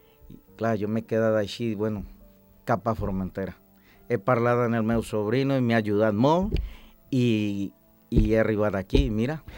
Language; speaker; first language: Catalan; non-native, learner; Spanish